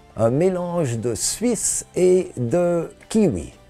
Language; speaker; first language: English; non-native, fluent; French